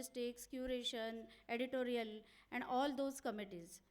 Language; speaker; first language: English; non-native, local second language; Marathi